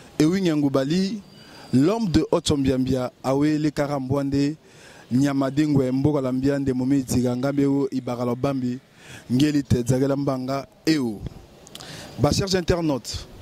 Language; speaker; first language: Lingala; native; Lingala